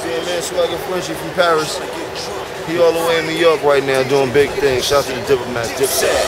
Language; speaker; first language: English; native; English